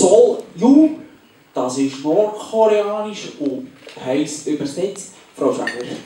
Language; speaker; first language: German; native; German